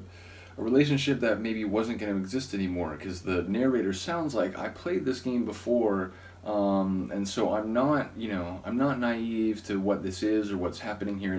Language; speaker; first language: English; native; English